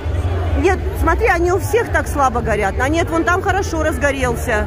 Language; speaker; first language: Russian; native; Russian